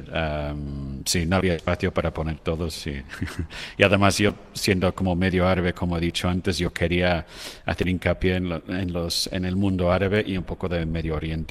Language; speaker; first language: Spanish; non-native, fluent; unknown